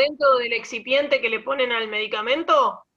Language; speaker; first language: Spanish; native; Spanish